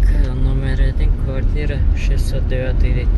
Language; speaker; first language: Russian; non-native, local second language; Kyrgyz